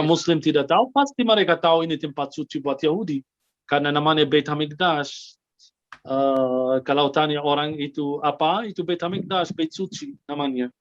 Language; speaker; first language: Indonesian; non-native, fluent; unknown